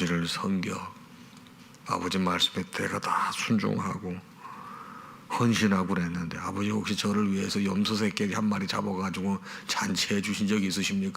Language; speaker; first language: Korean; native; Korean